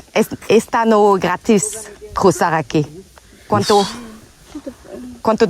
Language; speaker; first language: Spanish; non-native, learner; French